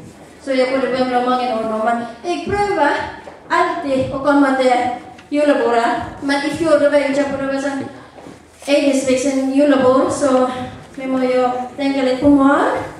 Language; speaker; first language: Norwegian; non-native, learner; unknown